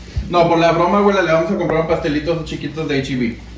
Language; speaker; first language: Spanish; early bilingual, heritage; Spanish